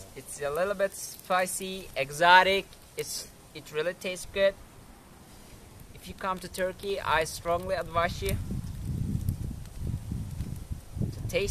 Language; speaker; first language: English; non-native, learner; Turkish